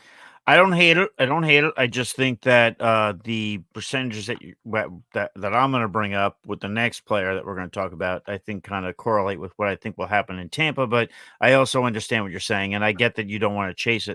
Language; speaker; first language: English; native; English